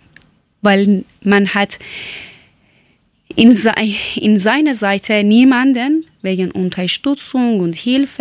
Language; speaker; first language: German; non-native, learner; Persian